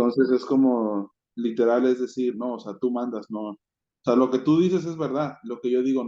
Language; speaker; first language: Spanish; native; Spanish